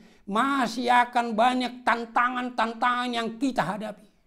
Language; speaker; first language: Indonesian; non-native, local second language; Batak Toba